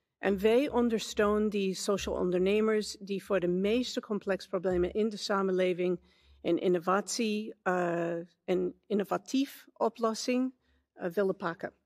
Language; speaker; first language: Dutch; non-native, learner; English